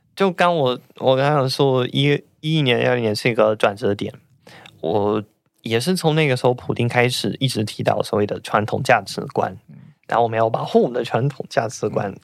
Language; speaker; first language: Chinese; non-native, fluent; Russian